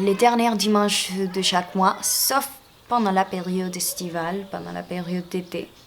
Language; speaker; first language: French; non-native, fluent; Spanish